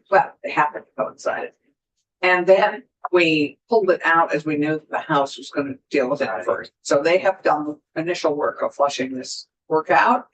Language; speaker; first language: English; native; English